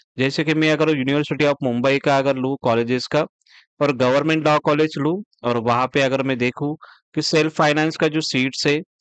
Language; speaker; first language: Hindi; non-native, local second language; Marathi